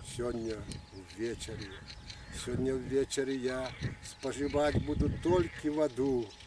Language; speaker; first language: Belarusian; native; Belarusian